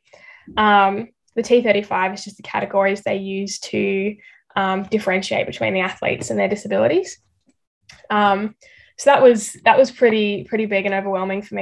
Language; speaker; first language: English; native; English